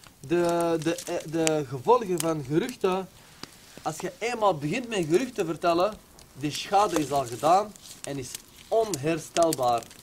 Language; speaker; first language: Dutch; early bilingual, other home language; Arabic